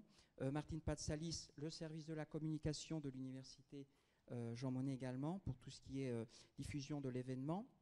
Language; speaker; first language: French; native; French